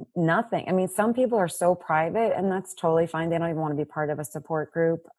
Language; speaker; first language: English; native; English